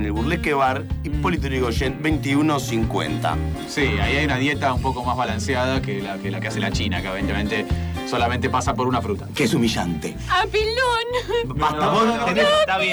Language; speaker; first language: Spanish; native; Spanish